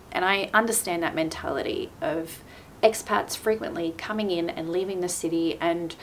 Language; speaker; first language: English; native; English